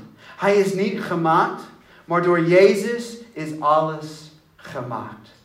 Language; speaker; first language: Dutch; non-native, learner; English